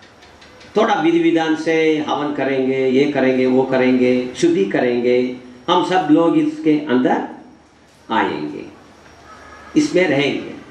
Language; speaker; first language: Hindi; non-native, learner; English